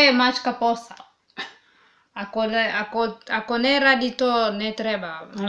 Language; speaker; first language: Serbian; non-native, learner; English